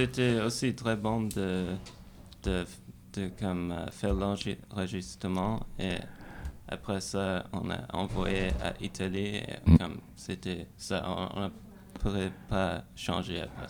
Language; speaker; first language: French; non-native, learner; English